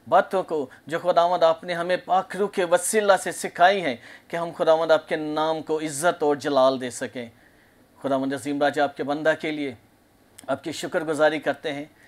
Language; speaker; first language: Urdu; non-native, local second language; Punjabi